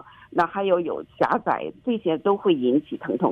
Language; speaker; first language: Chinese; native; Chinese